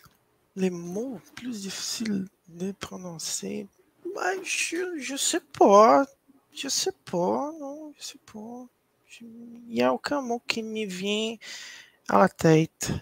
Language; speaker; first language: French; non-native, fluent; Portuguese